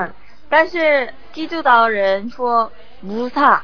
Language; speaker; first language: Chinese; non-native, learner; Korean